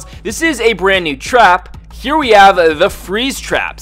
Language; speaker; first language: English; native; English